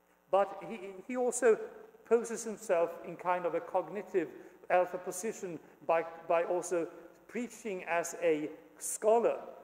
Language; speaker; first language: English; non-native, fluent; Swedish